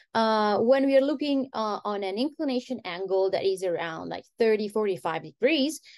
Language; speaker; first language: English; non-native, fluent; Italian